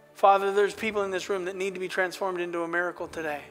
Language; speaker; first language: English; native; English